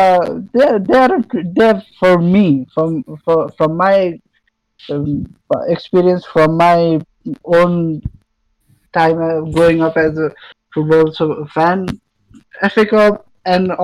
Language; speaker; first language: English; non-native, local second language; Nepali